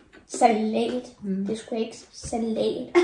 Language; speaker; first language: Danish; early bilingual, other home language; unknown